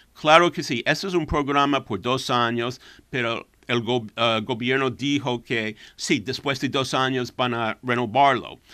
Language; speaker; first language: Spanish; non-native, fluent; English